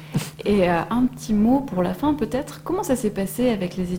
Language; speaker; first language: French; native; French